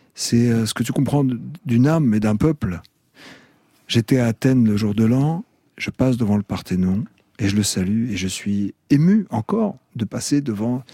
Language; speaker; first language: French; native; French